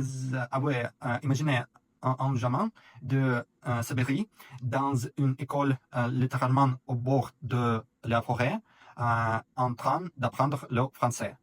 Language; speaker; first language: French; non-native, learner; Russian